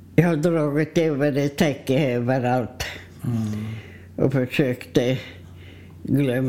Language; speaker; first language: Swedish; non-native, fluent; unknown